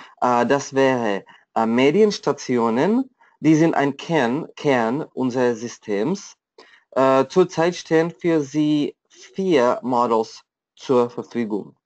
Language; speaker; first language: German; non-native, fluent; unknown